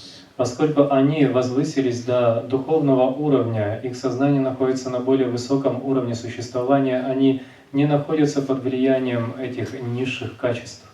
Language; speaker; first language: Russian; native; Russian